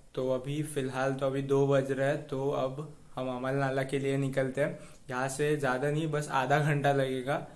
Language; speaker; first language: Hindi; non-native, local second language; Marathi